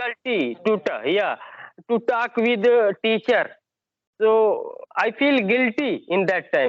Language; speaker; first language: English; non-native, learner; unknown